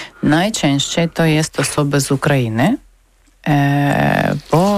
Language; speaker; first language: Polish; non-native, learner; Ukrainian